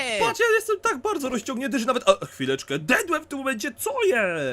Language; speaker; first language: Polish; native; Polish